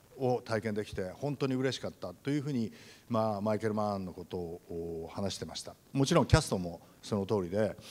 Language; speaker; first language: Japanese; native; Japanese